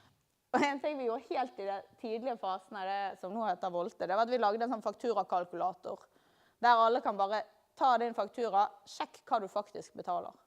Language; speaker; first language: Norwegian; native; Norwegian